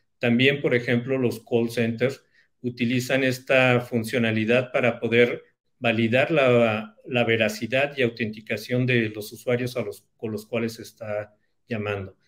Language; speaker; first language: Spanish; native; Spanish